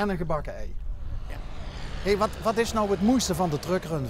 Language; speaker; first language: Dutch; native; Dutch